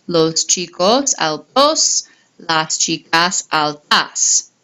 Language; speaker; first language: Spanish; non-native, fluent; English